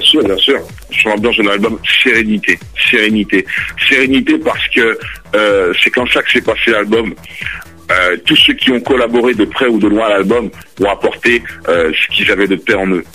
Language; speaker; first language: French; early bilingual, other home language; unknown